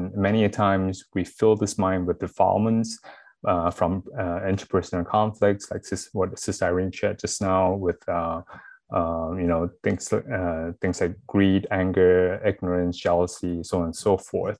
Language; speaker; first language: English; non-native, local second language; Chinese